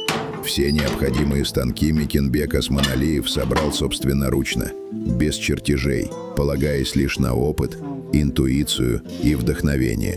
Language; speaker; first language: Russian; native; Russian